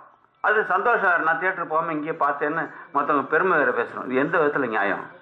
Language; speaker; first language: Tamil; native; Tamil